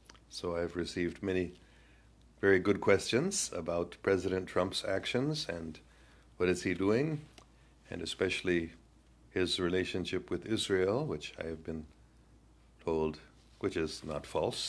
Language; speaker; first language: English; native; English